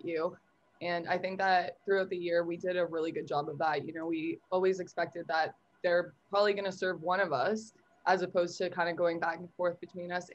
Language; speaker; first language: English; native; English